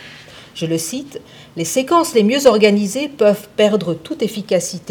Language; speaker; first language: French; native; French